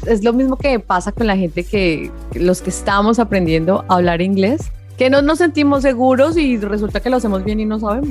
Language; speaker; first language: Spanish; native; Spanish